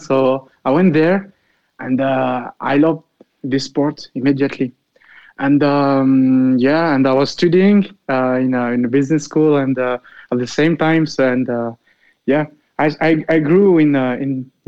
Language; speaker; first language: English; non-native, fluent; Arabic